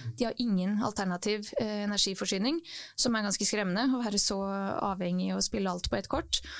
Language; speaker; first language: Norwegian; early bilingual, other home language; Bosnian